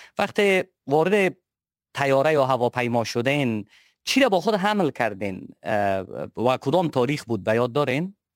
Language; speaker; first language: Persian; native; Persian